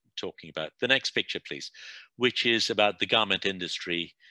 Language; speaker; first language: English; non-native, local second language; Bangla